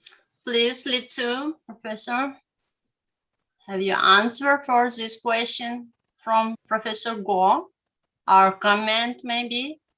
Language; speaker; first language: English; non-native, learner; Russian